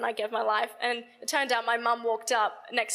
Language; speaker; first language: English; native; English